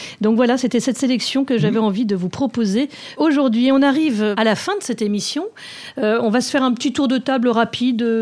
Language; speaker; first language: French; native; French